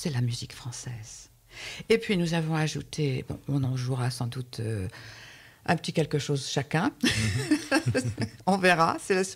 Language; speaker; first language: French; native; French